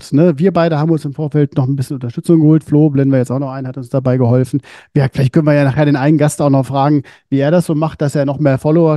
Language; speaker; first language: German; native; German